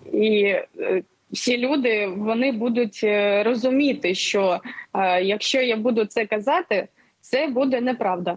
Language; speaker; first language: Ukrainian; non-native, local second language; Russian